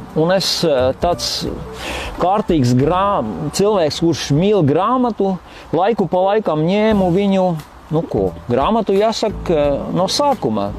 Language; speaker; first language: Latvian; non-native, fluent; Armenian